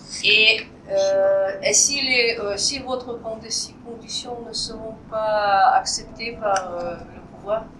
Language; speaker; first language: French; non-native, fluent; Russian